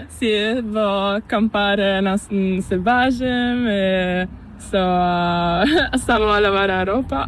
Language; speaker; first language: Portuguese; non-native, learner; Italian